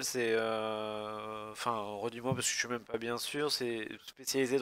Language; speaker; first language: French; native; French